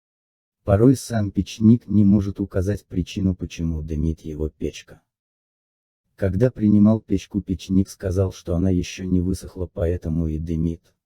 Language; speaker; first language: Russian; native; Russian